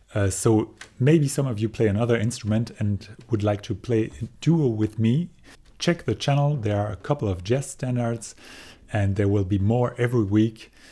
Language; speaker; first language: English; non-native, fluent; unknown